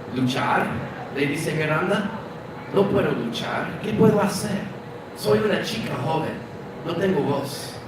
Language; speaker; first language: Spanish; non-native, fluent; English